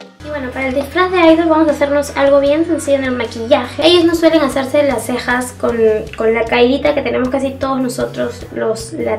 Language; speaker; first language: Spanish; native; Spanish